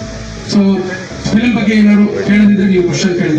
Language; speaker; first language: Kannada; native; Kannada